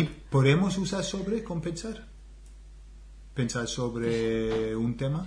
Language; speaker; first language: Spanish; non-native, fluent; English